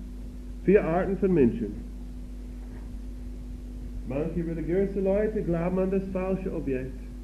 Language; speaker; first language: German; non-native, fluent; English